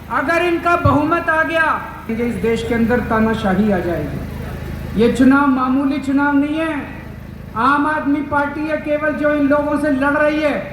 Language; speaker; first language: Hindi; native; Hindi